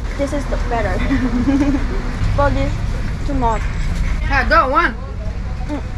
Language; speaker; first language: English; non-native, learner; Korean